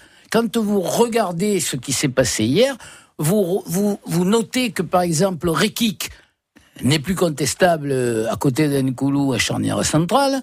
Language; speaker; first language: French; native; French